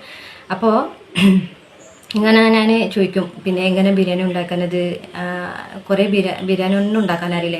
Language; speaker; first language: Malayalam; non-native, local second language; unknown